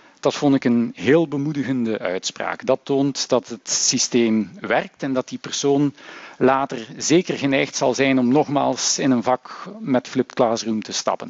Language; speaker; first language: Dutch; native; Dutch